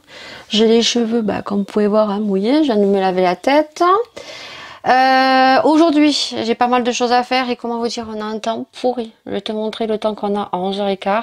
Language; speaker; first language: French; native; French